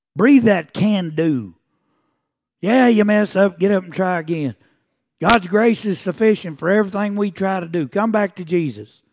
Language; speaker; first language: English; native; English